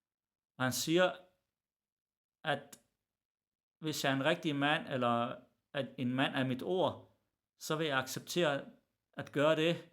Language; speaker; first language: Danish; early bilingual, other home language; Arabic